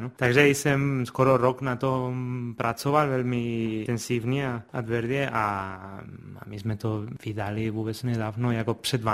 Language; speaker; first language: Czech; non-native, fluent; Spanish